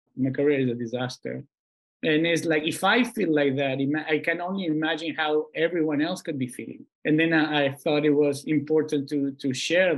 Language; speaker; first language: English; non-native, fluent; Spanish